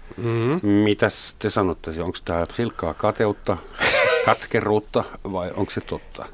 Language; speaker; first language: Finnish; non-native, fluent; German